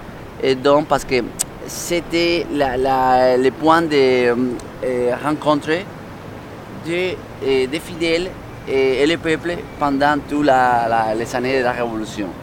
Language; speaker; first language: French; non-native, fluent; Spanish